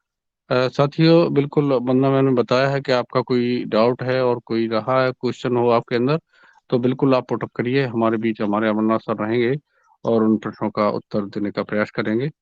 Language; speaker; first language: Hindi; native; Hindi